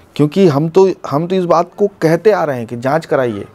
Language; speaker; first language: Hindi; native; Hindi